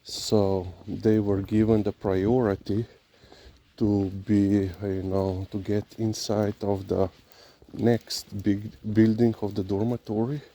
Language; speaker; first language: English; non-native, fluent; Slovenian